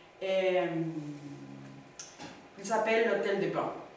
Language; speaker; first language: French; non-native, learner; Spanish